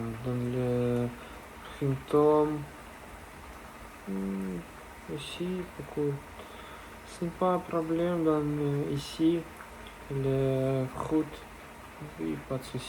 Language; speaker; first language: French; non-native, learner; Russian